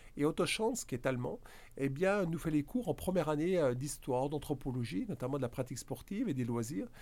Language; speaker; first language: French; native; French